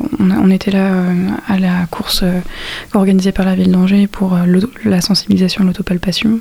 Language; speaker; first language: French; native; French